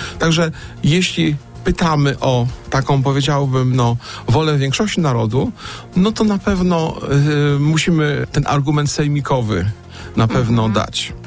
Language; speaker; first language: Polish; native; Polish